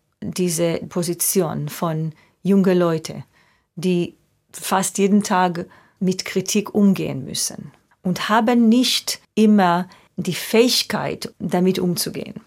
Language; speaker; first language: German; non-native, fluent; Hebrew